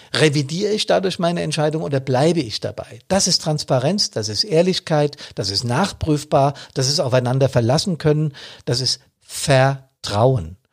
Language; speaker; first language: German; native; German